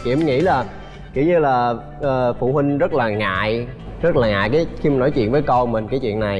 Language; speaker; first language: Vietnamese; native; Vietnamese